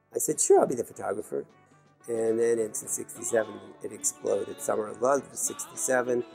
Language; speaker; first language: English; native; English